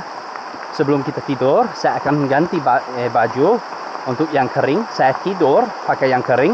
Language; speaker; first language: Indonesian; non-native, fluent; English